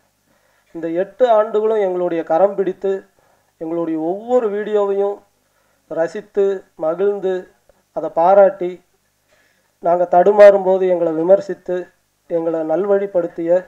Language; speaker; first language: Tamil; native; Tamil